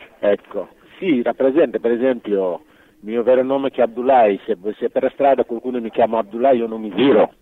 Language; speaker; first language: Italian; non-native, fluent; Wolof